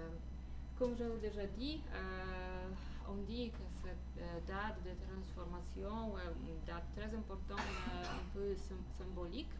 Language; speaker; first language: French; non-native, fluent; Polish